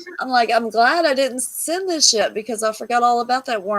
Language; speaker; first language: English; native; English